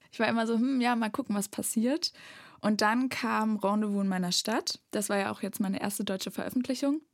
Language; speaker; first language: German; native; German